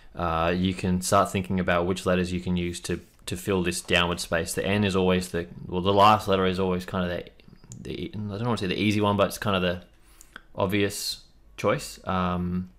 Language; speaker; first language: English; native; English